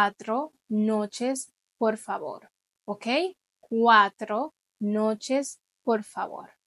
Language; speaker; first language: Spanish; non-native, fluent; Haitian Creole